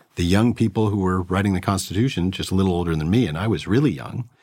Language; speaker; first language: English; native; English